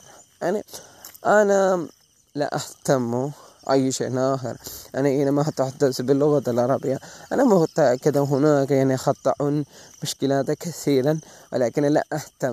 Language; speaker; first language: Arabic; non-native, learner; Malay